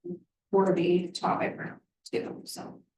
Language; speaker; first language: English; native; English